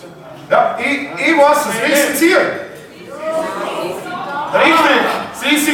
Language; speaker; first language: German; native; German